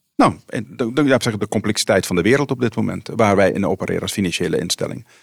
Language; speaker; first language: Dutch; non-native, local second language; Papiamento